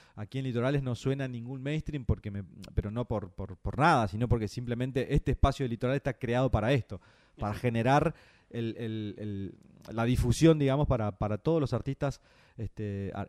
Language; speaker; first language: Spanish; native; Spanish